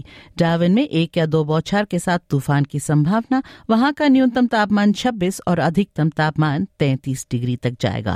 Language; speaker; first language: Hindi; native; Hindi